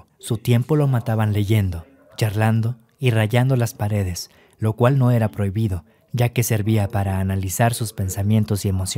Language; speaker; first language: Spanish; native; Spanish